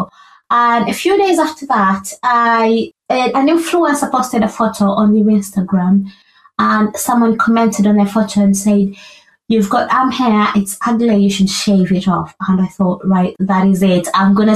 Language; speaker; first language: English; non-native, local second language; Ganda